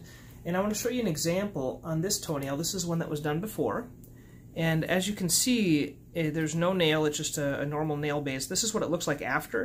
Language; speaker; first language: English; native; English